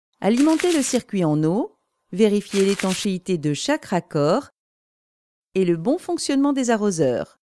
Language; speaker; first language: French; native; French